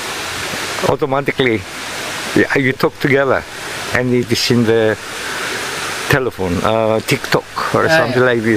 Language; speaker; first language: English; non-native, learner; Greek